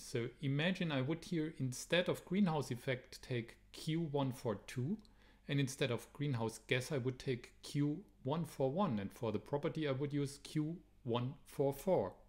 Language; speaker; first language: English; non-native, fluent; German